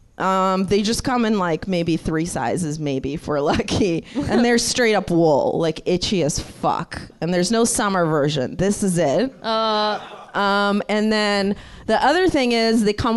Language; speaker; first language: English; early bilingual, other home language; Russian